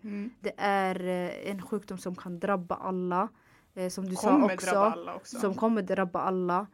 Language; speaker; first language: Swedish; non-native, fluent; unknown